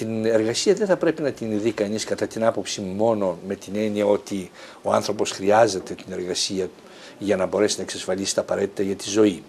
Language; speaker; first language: Greek; native; Greek